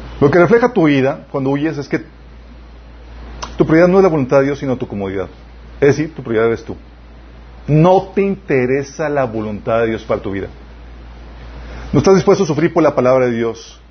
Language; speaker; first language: Spanish; native; Spanish